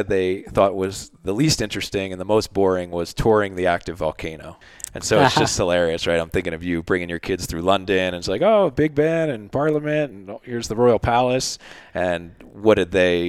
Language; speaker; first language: English; native; English